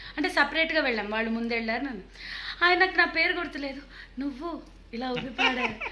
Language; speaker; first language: Telugu; early bilingual, heritage; Telugu